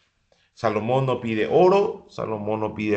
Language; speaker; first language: Spanish; native; Spanish